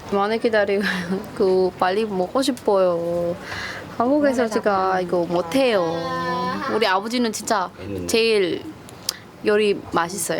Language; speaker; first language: Korean; non-native, learner; Filipino